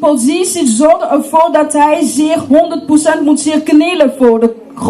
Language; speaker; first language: Dutch; non-native, learner; Lingala